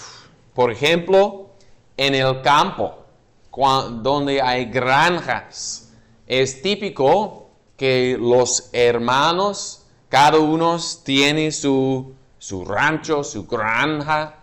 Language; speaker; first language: Spanish; non-native, fluent; English